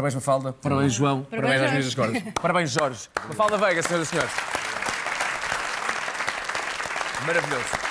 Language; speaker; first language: Portuguese; native; Portuguese